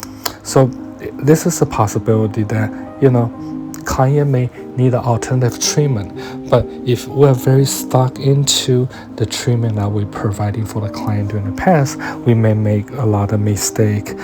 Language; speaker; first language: English; non-native, fluent; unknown